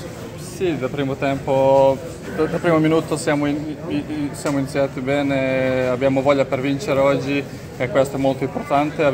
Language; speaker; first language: Italian; non-native, learner; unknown